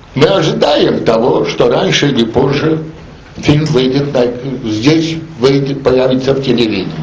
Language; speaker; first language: Russian; non-native, fluent; Polish